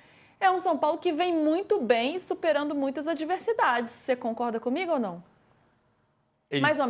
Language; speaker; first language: Portuguese; native; Portuguese